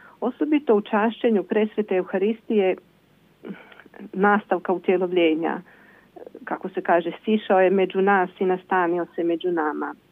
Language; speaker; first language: Croatian; native; Croatian